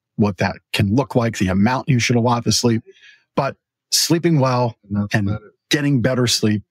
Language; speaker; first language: English; native; English